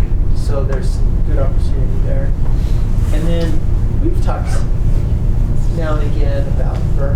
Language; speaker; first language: English; native; English